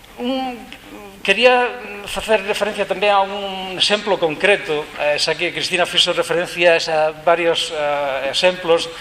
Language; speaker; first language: Galician; non-native, local second language; Spanish